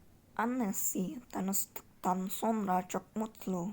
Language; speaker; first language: Turkish; non-native, learner; Indonesian